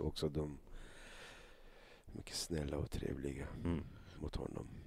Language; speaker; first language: Swedish; non-native, learner; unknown